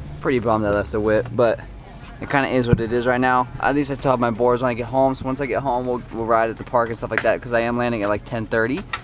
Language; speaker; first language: English; native; English